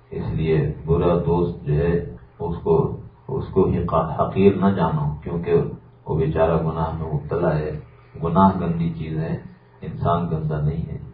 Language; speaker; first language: Urdu; native; Urdu